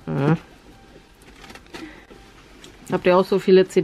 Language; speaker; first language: German; native; German